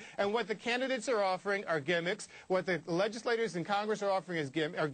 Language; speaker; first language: English; native; English